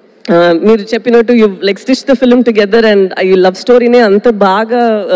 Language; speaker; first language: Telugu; non-native, local second language; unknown